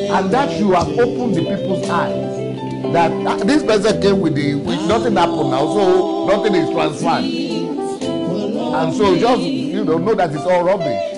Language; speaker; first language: English; non-native, local second language; Yoruba